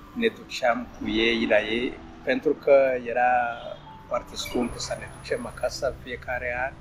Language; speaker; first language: Romanian; non-native, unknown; Rundi